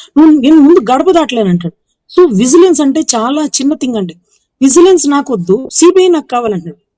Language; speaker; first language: Telugu; native; Telugu